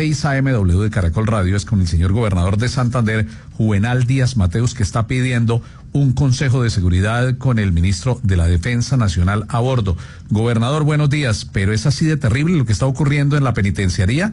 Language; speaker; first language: Spanish; native; Spanish